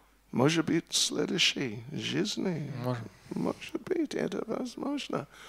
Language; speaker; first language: Russian; non-native, learner; English